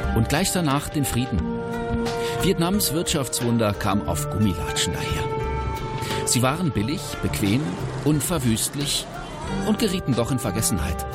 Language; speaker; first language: German; native; German